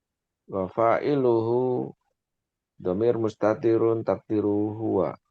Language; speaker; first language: Arabic; non-native, learner; Indonesian